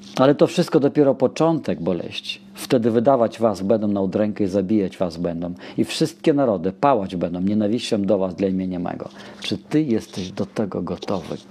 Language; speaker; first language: Polish; non-native, fluent; Russian